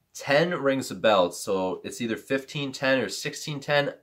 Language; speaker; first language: English; native; English